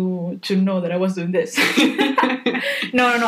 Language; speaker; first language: English; non-native, fluent; Spanish